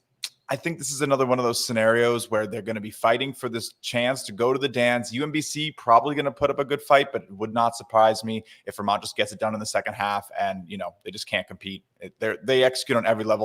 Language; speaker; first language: English; native; English